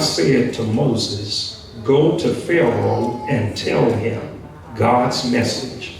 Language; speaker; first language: English; native; English